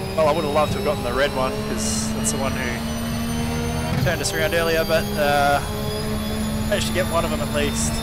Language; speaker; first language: English; native; English